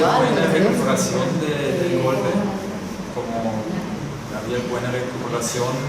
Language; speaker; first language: Spanish; non-native, fluent; German